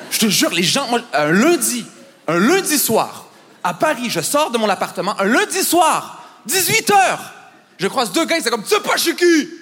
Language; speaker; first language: French; native; French